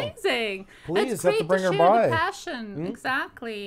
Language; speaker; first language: English; non-native, fluent; Latvian